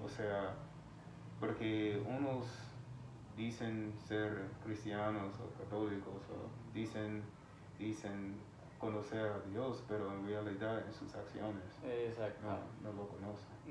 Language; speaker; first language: Spanish; non-native, fluent; English